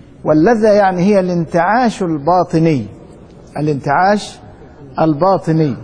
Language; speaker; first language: Arabic; native; Arabic